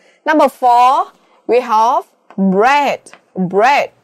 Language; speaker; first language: English; non-native, fluent; Vietnamese